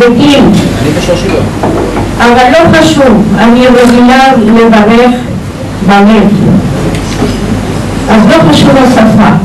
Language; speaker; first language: Hebrew; non-native, fluent; Spanish